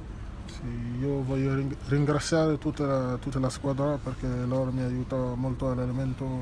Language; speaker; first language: Italian; non-native, learner; French